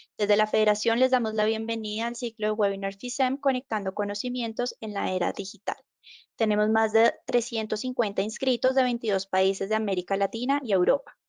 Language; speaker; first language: Spanish; native; Spanish